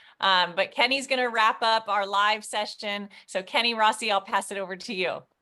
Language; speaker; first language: English; native; English